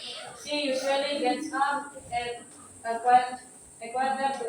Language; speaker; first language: English; non-native, learner; Indonesian